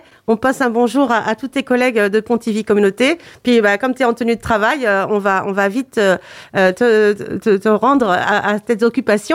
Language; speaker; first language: French; native; French